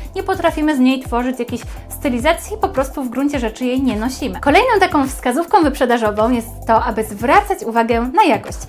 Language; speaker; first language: Polish; native; Polish